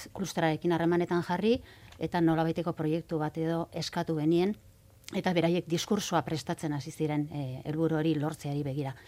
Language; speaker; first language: Basque; native; Basque